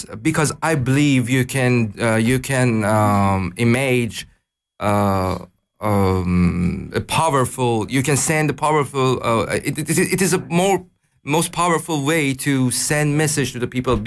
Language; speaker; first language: English; non-native, learner; Persian